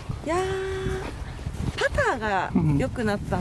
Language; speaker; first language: Japanese; native; Japanese